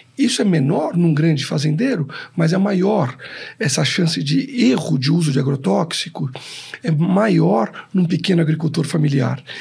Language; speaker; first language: Portuguese; native; Portuguese